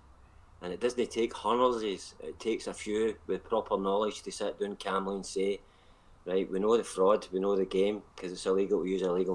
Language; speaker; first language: English; native; English